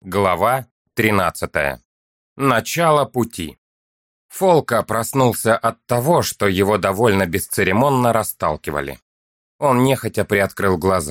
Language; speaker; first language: Russian; native; Russian